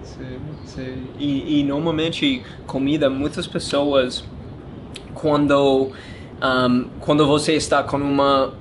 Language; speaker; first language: Portuguese; non-native, learner; English